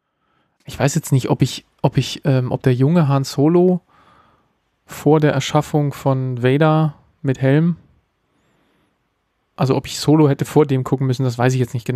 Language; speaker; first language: German; native; German